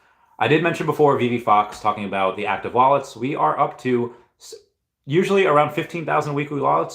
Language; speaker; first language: English; native; English